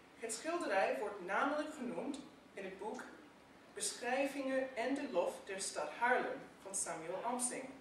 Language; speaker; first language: Dutch; non-native, fluent; English